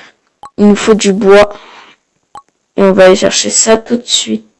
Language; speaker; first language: French; native; French